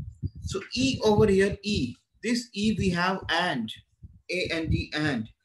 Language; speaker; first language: English; non-native, local second language; Hindi